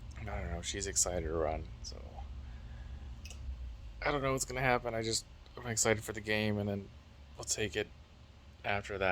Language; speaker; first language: English; native; English